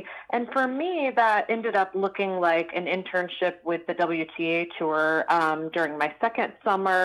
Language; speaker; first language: English; native; English